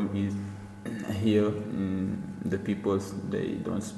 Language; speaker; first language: English; non-native, learner; Wolof